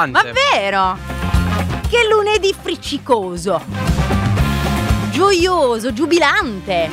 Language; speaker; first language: Italian; native; Italian